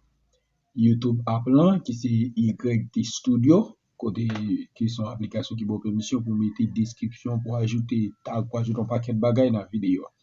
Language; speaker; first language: French; non-native, learner; Haitian Creole